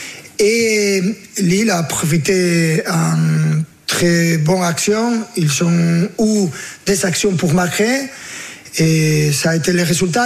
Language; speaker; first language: French; non-native, learner; Spanish